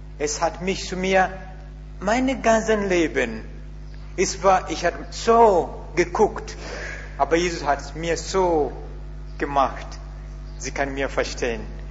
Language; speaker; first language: German; non-native, learner; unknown